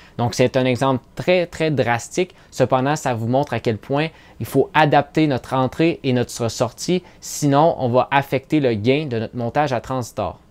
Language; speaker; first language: French; native; French